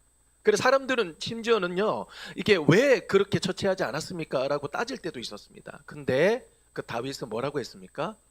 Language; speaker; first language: Korean; native; Korean